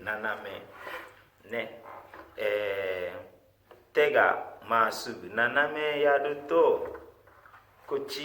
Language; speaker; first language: Japanese; non-native, fluent; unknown